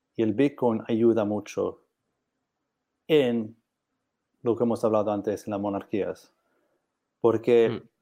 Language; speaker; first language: Spanish; non-native, learner; English